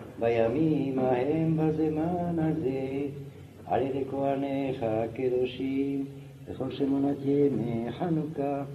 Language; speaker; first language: Hebrew; non-native, fluent; French